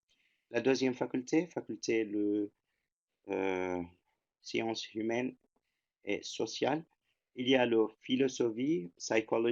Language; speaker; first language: French; non-native, fluent; Turkish